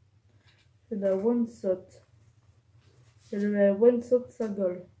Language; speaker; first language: French; native; French